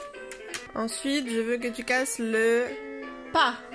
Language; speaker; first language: French; native; French